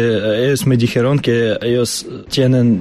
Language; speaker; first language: Spanish; non-native, learner; Russian